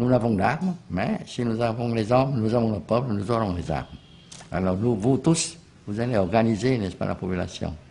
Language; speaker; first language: French; non-native, fluent; Vietnamese